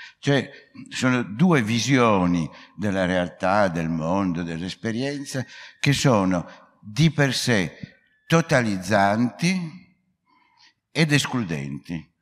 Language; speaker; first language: Italian; native; Italian